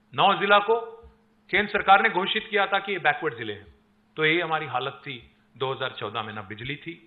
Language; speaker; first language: Hindi; non-native, local second language; Telugu